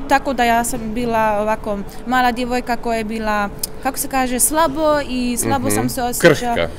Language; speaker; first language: Croatian; early bilingual, heritage; Croatian